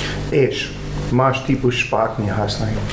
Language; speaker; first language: Hungarian; non-native, learner; English